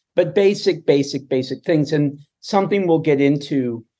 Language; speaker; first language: English; native; English